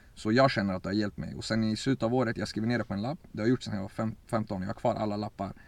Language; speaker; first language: Swedish; early bilingual, other home language; Kurdish